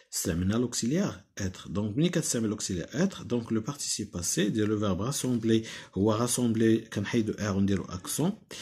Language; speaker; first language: French; non-native, local second language; Arabic